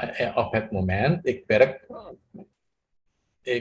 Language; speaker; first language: Dutch; non-native, fluent; Indonesian